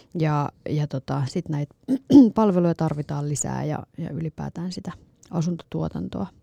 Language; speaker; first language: Finnish; native; Finnish